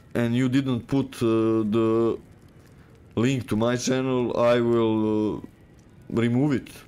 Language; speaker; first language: English; non-native, fluent; Serbian